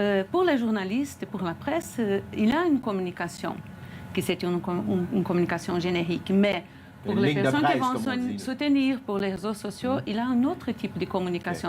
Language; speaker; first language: French; non-native, fluent; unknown